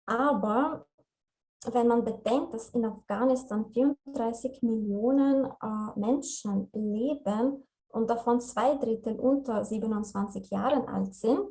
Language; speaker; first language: German; non-native, fluent; Slovenian